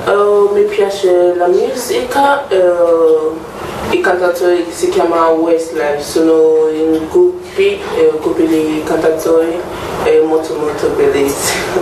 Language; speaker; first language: Italian; non-native, learner; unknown